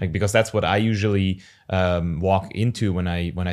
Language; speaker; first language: English; non-native, fluent; German